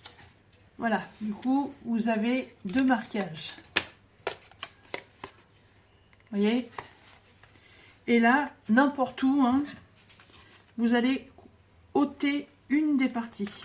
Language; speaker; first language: French; native; French